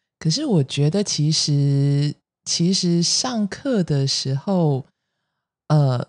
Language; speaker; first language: Chinese; native; Chinese